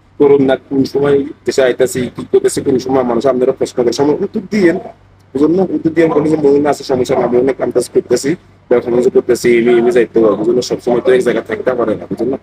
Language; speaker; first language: Bangla; non-native, fluent; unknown